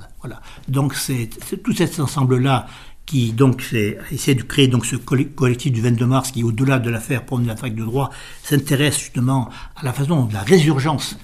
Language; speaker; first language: French; native; French